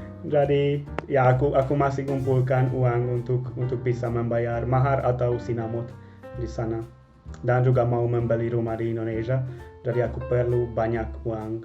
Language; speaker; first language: Indonesian; non-native, fluent; Hungarian